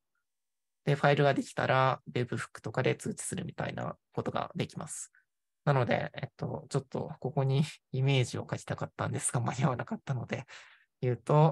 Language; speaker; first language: Japanese; native; Japanese